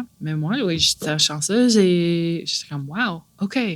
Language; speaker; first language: French; non-native, local second language; English